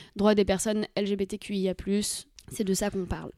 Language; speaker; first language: French; native; French